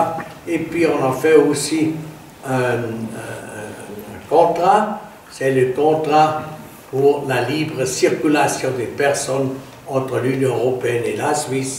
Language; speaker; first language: French; non-native, fluent; German